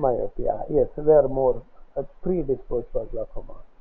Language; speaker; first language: English; non-native, local second language; Tamil